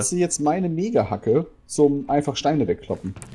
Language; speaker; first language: German; native; German